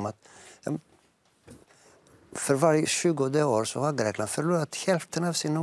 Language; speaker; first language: Swedish; non-native, fluent; Greek